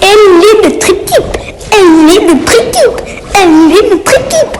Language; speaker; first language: French; native; French